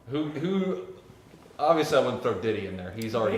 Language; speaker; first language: English; native; English